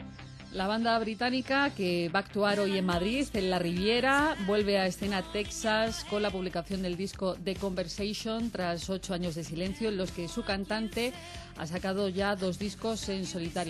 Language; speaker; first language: Spanish; native; Spanish